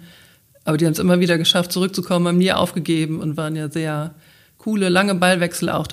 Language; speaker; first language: German; native; German